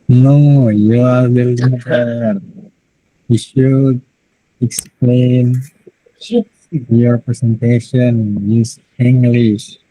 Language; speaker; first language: English; non-native, learner; Indonesian